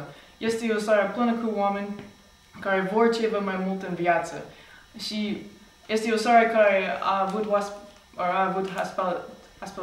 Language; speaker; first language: Romanian; non-native, fluent; English